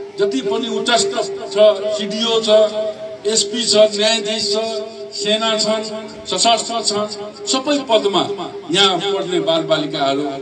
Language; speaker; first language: Nepali; non-native, local second language; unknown